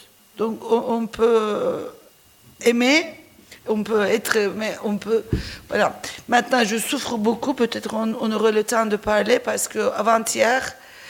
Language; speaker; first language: French; non-native, fluent; Turkish